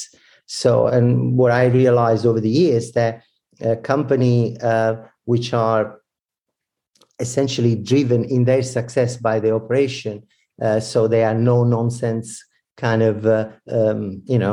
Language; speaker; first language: English; non-native, fluent; Italian